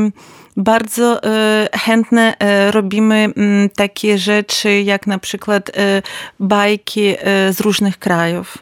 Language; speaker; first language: Polish; non-native, learner; Ukrainian